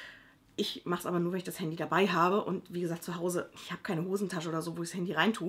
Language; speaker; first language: German; native; German